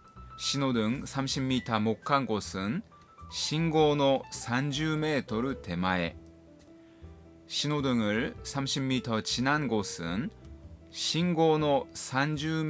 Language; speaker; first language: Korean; non-native, fluent; Japanese